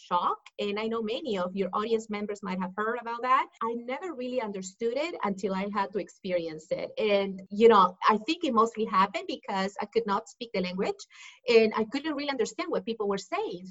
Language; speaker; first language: English; non-native, fluent; Spanish